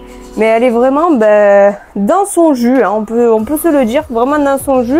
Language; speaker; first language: French; native; French